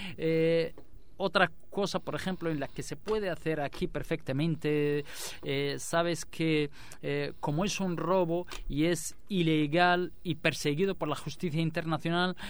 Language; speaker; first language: Spanish; non-native, local second language; Arabic